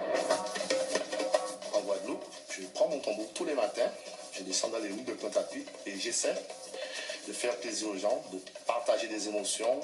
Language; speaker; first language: French; native; French